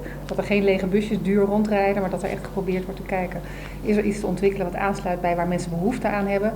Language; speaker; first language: Dutch; native; Dutch